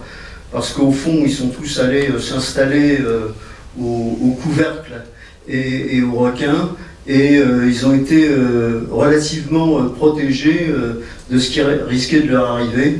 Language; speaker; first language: French; native; French